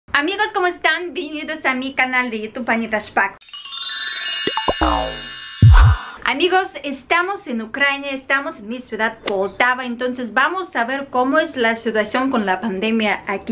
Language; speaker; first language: Spanish; non-native, fluent; Ukrainian